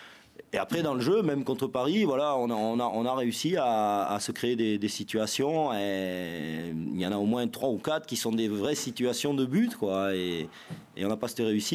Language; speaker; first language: French; native; French